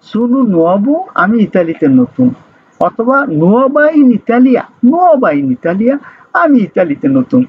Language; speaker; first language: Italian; non-native, learner; Bangla